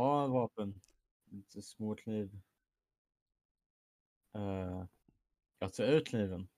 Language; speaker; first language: Swedish; non-native, fluent; German